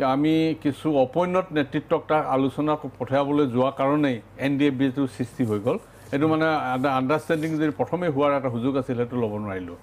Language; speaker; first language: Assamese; native; Assamese